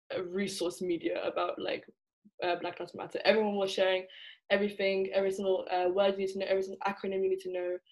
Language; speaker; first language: English; native; English